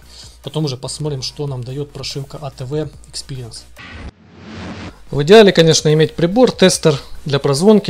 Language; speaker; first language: Russian; native; Russian